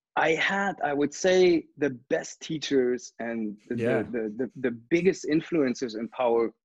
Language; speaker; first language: English; non-native, fluent; German